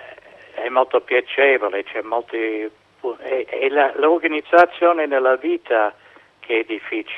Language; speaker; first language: Italian; non-native, fluent; English